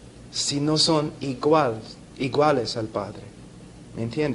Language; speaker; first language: Spanish; non-native, fluent; English